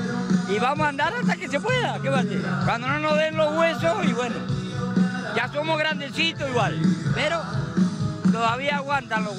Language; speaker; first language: Spanish; native; Spanish